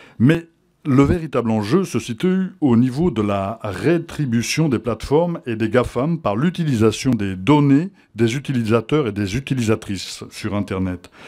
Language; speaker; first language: French; native; French